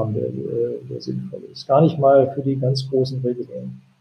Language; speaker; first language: German; native; German